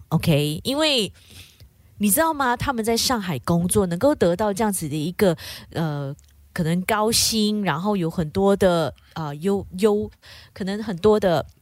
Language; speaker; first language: Chinese; native; Chinese